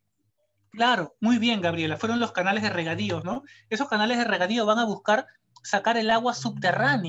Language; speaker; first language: Spanish; native; Spanish